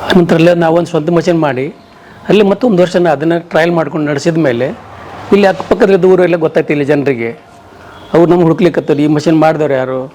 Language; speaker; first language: Kannada; native; Kannada